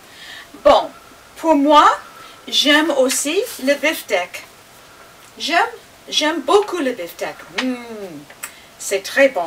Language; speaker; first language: French; non-native, fluent; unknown